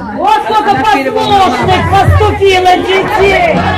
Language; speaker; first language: Russian; native; Russian